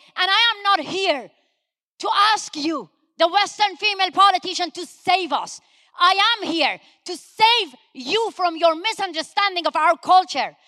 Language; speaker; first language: English; non-native, fluent; Persian